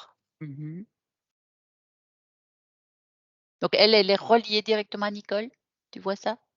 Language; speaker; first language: French; native; French